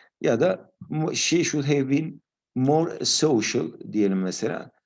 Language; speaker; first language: English; non-native, fluent; Turkish